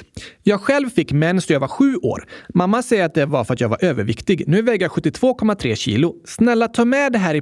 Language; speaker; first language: Swedish; native; Swedish